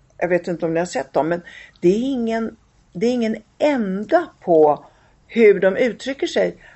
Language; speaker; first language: Swedish; early bilingual, other home language; Italian